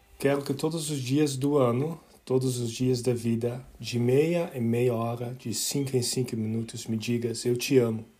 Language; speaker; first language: Portuguese; early bilingual, other home language; Dutch